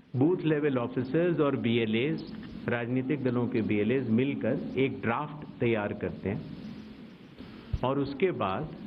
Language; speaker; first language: Hindi; native; Hindi